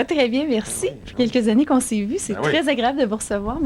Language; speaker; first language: French; native; French